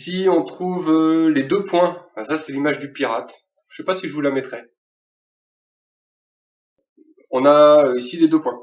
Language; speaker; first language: French; native; French